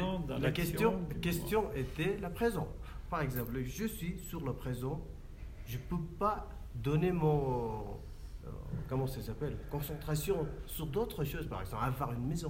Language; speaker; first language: French; non-native, learner; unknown